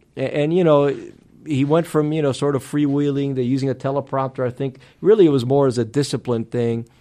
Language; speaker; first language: English; early bilingual, other home language; Spanish